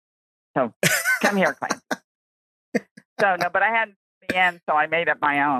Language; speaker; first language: English; native; English